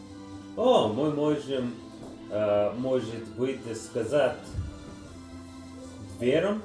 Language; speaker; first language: Russian; non-native, learner; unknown